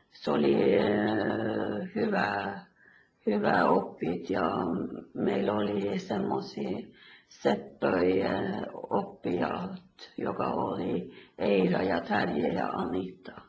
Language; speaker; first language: Finnish; early bilingual, heritage; Finnish